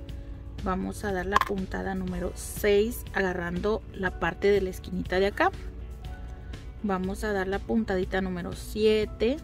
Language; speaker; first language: Spanish; native; Spanish